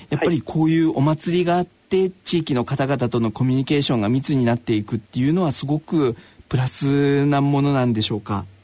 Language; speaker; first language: Japanese; native; Japanese